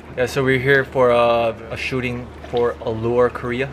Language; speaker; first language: English; early bilingual, other home language; Korean